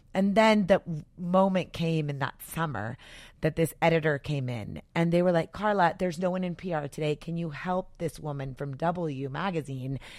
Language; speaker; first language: English; native; English